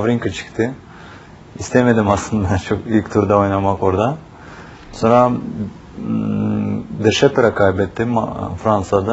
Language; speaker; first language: Turkish; non-native, fluent; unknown